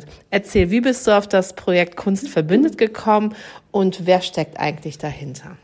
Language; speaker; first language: German; native; German